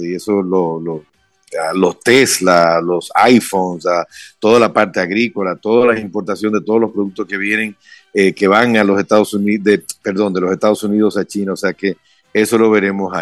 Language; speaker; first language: Spanish; native; Spanish